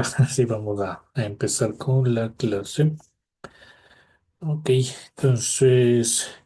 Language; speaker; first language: Spanish; native; Spanish